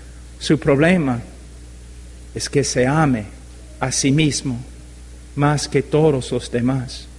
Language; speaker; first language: Spanish; non-native, fluent; English